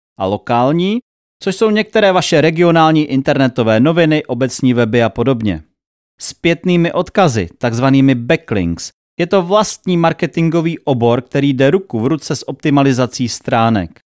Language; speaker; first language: Czech; native; Czech